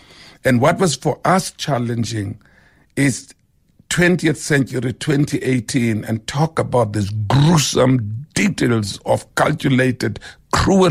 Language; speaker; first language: English; non-native, local second language; Xhosa